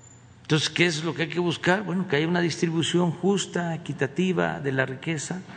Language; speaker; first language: Spanish; native; Spanish